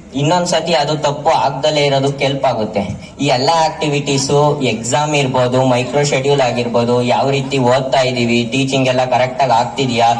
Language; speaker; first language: Kannada; native; Kannada